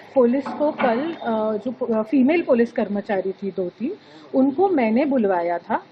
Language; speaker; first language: Hindi; non-native, local second language; Marathi